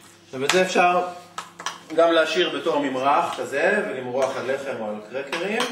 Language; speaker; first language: Hebrew; native; Hebrew